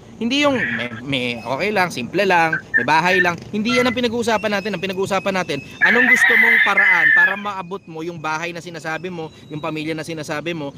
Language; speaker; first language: Filipino; native; Filipino